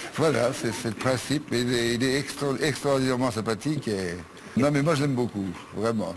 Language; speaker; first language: French; native; French